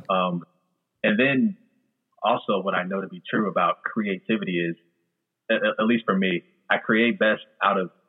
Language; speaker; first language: English; native; English